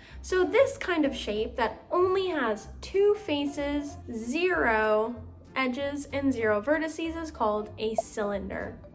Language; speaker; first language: English; native; English